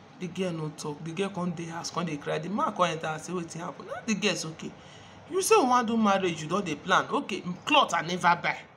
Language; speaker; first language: Nigerian Pidgin; non-native, local second language; Igbo